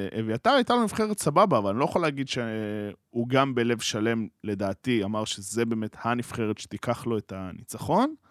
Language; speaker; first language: Hebrew; native; Hebrew